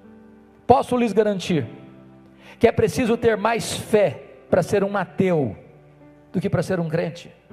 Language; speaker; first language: Portuguese; native; Portuguese